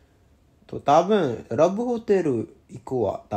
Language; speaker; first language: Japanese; non-native, learner; English